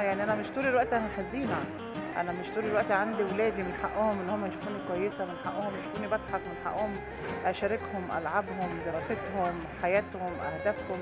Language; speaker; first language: Arabic; native; Arabic